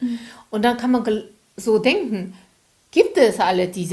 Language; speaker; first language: German; non-native, learner; Korean